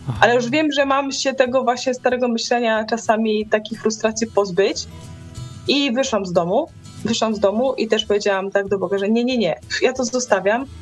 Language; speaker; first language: Polish; native; Polish